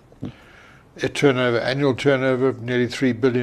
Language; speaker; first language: English; native; English